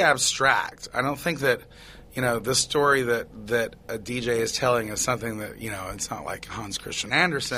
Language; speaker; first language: English; native; English